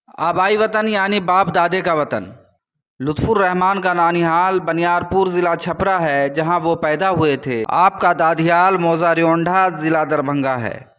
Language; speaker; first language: Urdu; native; Urdu